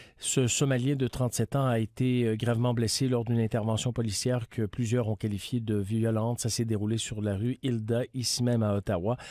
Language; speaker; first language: French; native; French